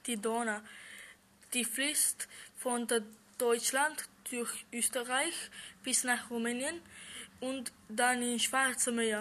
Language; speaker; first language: German; early bilingual, other home language; Romanian